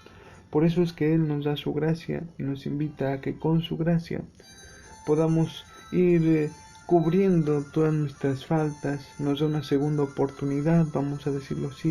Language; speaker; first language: Spanish; native; Spanish